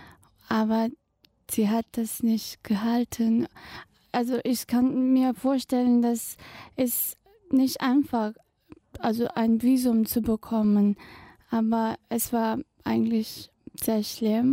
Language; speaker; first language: German; non-native, fluent; Tibetan